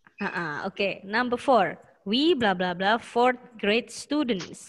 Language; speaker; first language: English; non-native, learner; Indonesian